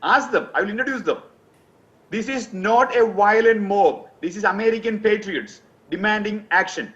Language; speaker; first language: English; non-native, local second language; Malayalam